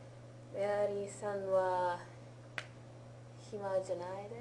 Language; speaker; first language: Japanese; non-native, learner; English